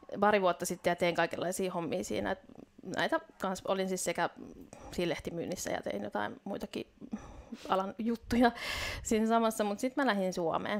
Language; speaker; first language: Finnish; native; Finnish